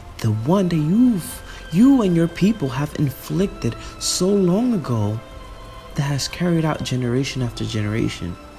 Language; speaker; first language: English; native; English